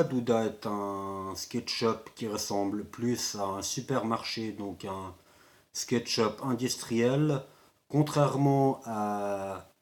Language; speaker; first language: French; native; French